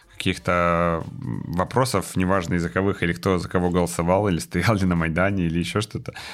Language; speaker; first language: Russian; native; Russian